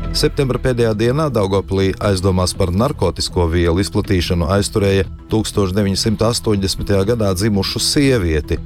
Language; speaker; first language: Latvian; native; Latvian